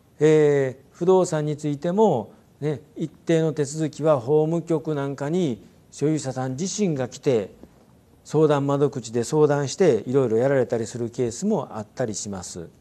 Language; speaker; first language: Japanese; native; Japanese